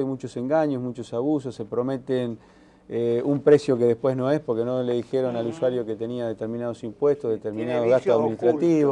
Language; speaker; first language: Spanish; native; Spanish